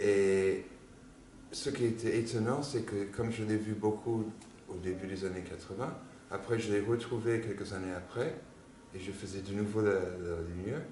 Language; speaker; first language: French; non-native, fluent; English